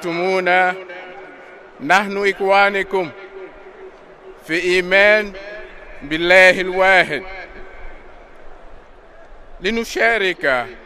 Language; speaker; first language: Arabic; non-native, learner; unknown